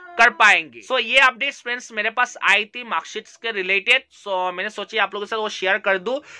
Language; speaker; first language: Hindi; non-native, local second language; Bangla